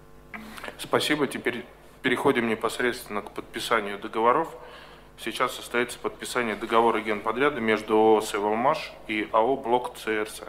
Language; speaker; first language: Russian; native; Russian